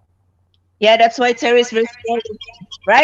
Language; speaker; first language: English; non-native, local second language; Filipino